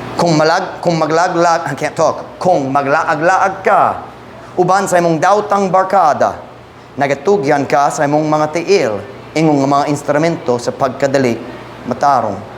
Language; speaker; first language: Cebuano; non-native, fluent; English